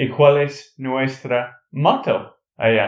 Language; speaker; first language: Spanish; non-native, learner; English